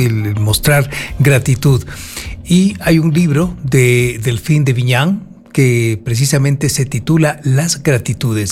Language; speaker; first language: Spanish; native; Spanish